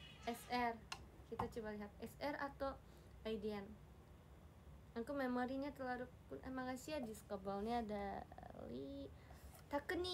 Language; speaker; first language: Indonesian; non-native, fluent; Japanese